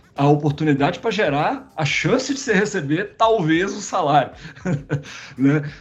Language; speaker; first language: Portuguese; native; Portuguese